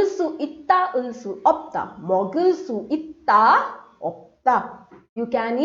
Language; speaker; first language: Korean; non-native, fluent; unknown